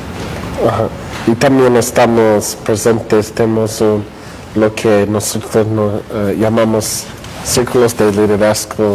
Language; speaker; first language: Spanish; non-native, fluent; English